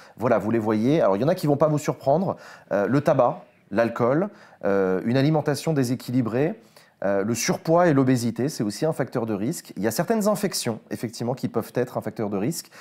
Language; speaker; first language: French; native; French